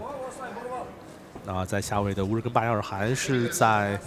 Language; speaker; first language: Chinese; native; Chinese